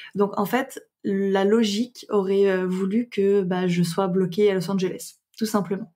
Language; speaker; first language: French; native; French